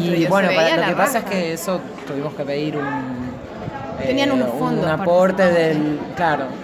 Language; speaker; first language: Spanish; native; Spanish